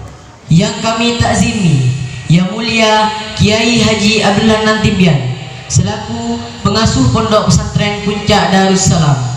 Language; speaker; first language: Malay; non-native, local second language; Madurese